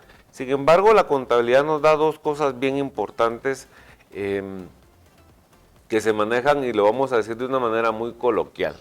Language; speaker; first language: Spanish; native; Spanish